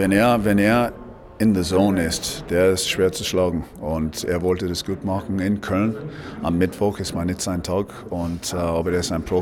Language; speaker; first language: German; non-native, fluent; English